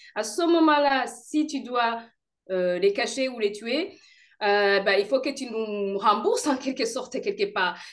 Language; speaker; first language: French; non-native, local second language; Kinyarwanda